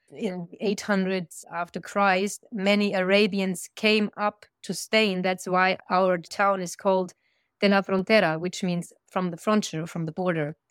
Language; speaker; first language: English; non-native, fluent; German